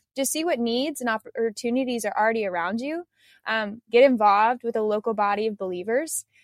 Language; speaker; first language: English; native; English